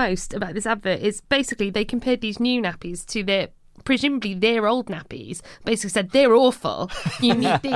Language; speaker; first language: English; native; English